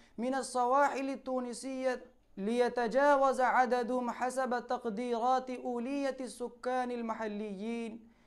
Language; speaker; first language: Arabic; non-native, fluent; Urdu